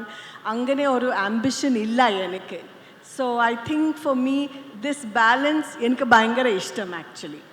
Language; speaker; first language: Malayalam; non-native, fluent; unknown